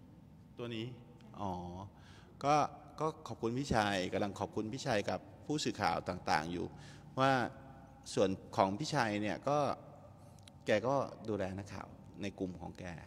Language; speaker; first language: Thai; native; Thai